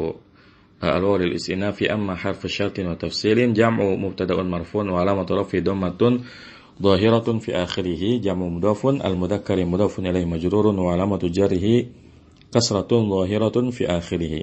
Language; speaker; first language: Arabic; non-native, fluent; Indonesian